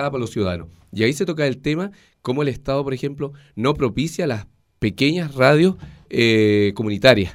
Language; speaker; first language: Spanish; native; Spanish